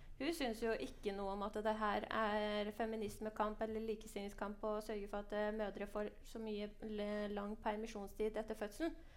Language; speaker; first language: Norwegian; early bilingual, other home language; Persian